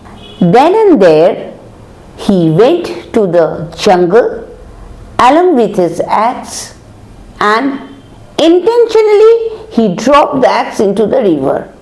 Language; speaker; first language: English; non-native, local second language; Bangla